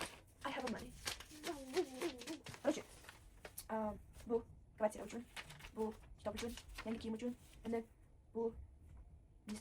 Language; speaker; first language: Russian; non-native, local second language; Uzbek